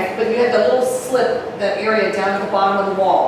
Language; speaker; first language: English; native; English